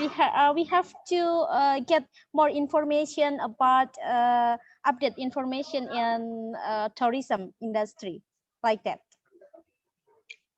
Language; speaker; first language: English; non-native, learner; Indonesian